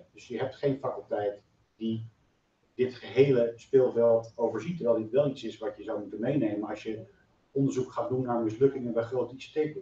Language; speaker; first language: Dutch; native; Dutch